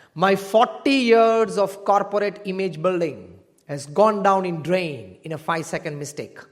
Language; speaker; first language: English; non-native, local second language; Gujarati